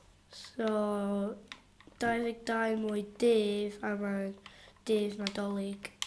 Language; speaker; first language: Welsh; non-native, local second language; English